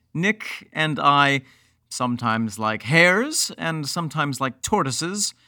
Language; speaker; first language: English; native; English